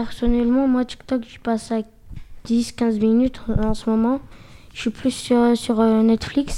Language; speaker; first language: French; native; French